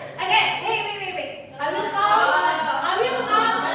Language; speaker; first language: English; non-native, learner; Indonesian